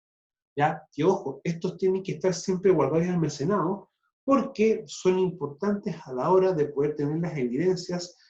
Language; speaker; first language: Spanish; native; Spanish